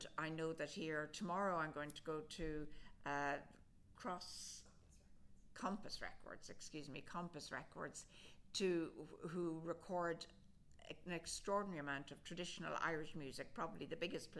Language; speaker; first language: English; native; English